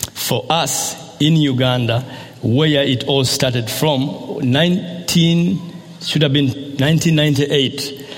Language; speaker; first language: English; non-native, local second language; Ganda